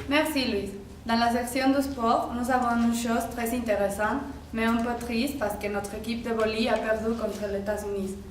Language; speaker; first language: French; non-native, learner; Spanish